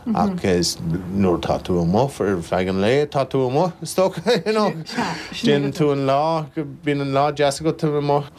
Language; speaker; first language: Irish; native; Irish